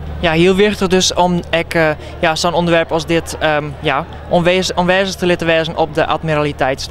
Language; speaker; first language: Dutch; non-native, local second language; Western Frisian